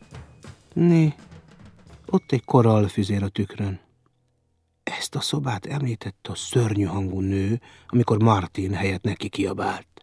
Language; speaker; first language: Hungarian; native; Hungarian